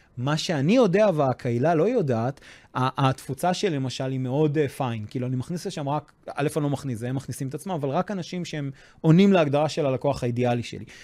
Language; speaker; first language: Hebrew; non-native, fluent; English